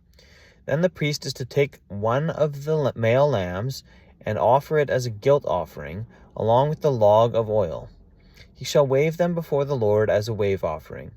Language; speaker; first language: English; native; English